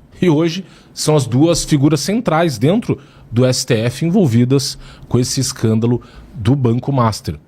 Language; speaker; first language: Portuguese; native; Portuguese